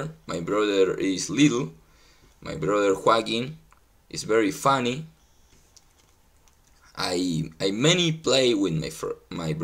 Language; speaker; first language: English; non-native, learner; Spanish